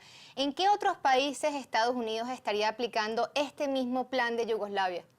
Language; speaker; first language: Spanish; native; Spanish